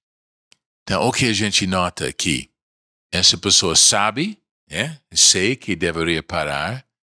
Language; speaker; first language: Portuguese; non-native, fluent; English